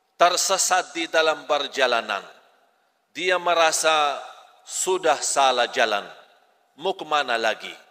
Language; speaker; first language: Malay; non-native, fluent; Arabic